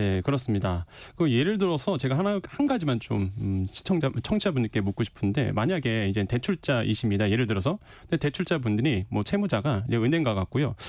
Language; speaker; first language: Korean; native; Korean